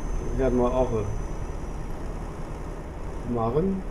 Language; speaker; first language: German; non-native, fluent; French